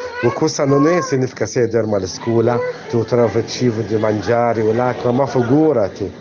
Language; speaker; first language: Italian; non-native, learner; Arabic